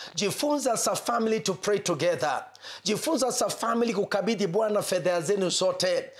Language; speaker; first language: English; non-native, local second language; Swahili